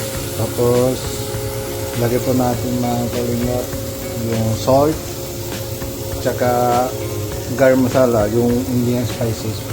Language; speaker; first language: Filipino; non-native, local second language; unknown